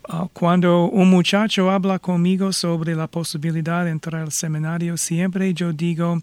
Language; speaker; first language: Spanish; non-native, fluent; English